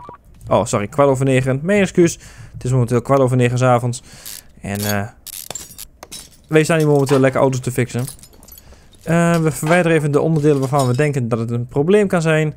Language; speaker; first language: Dutch; native; Dutch